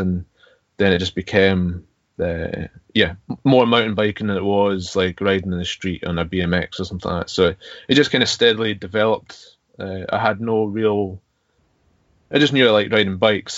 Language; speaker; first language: English; native; English